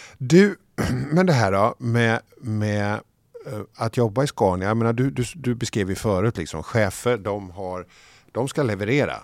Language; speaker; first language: Swedish; native; Swedish